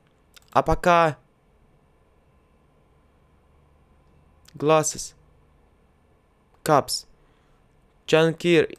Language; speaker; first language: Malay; non-native, learner; Russian